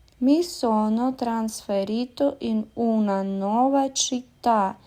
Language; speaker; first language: Italian; non-native, fluent; Ukrainian